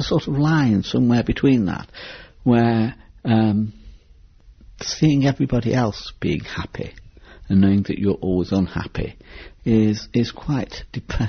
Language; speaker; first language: English; native; English